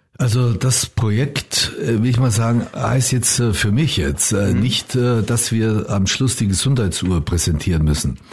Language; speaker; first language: German; native; German